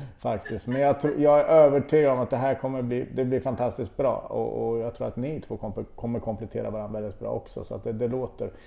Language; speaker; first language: Swedish; native; Swedish